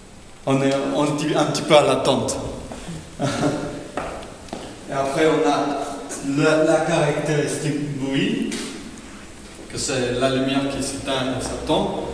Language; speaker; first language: French; non-native, fluent; Spanish